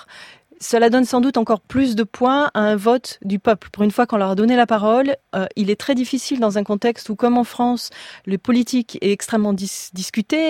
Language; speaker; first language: French; native; French